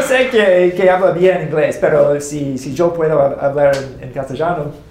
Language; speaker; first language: Spanish; non-native, fluent; English